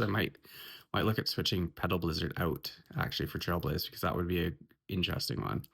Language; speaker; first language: English; native; English